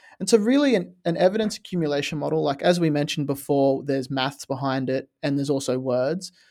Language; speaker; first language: English; native; English